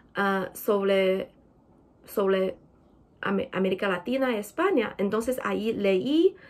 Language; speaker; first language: Spanish; non-native, fluent; Chinese